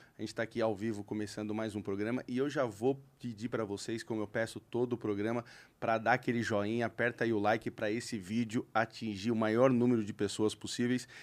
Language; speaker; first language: Portuguese; native; Portuguese